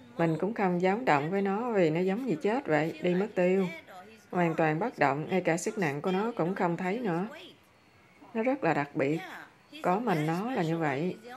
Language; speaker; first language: Vietnamese; native; Vietnamese